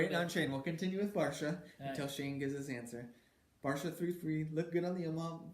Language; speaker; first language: English; native; English